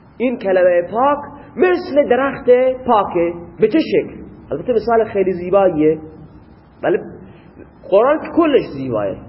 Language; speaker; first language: Persian; non-native, local second language; Baluchi